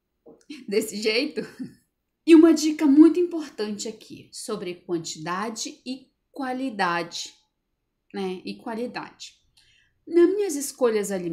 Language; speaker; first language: Portuguese; native; Portuguese